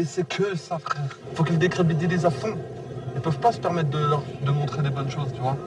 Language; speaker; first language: French; native; French